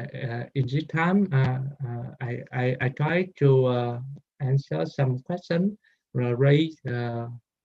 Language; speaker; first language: English; non-native, learner; Vietnamese